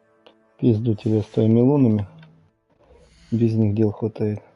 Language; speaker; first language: Russian; native; Russian